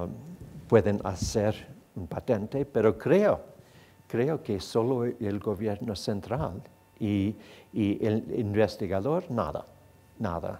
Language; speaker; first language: Spanish; non-native, fluent; English